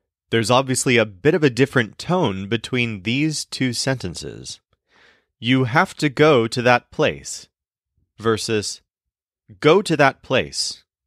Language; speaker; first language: English; native; English